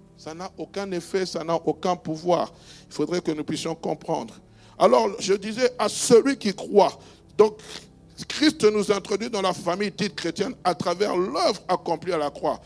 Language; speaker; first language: French; non-native, local second language; Luba-Lulua